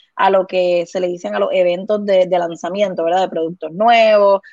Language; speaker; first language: Spanish; native; Spanish